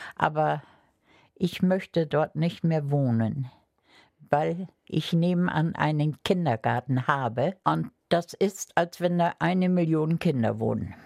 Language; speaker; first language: German; native; German